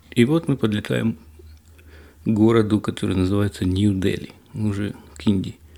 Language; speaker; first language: Russian; native; Russian